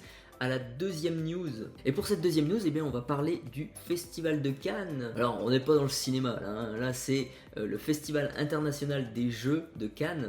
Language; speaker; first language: French; native; French